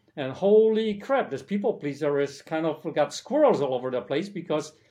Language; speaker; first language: English; early bilingual, other home language; Polish